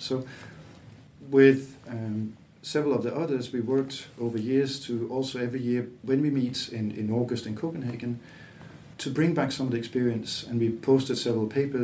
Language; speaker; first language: English; non-native, fluent; Danish